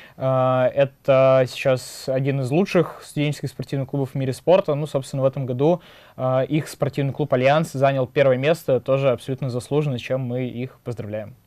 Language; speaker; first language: Russian; native; Russian